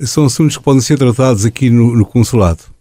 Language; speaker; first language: Portuguese; native; Portuguese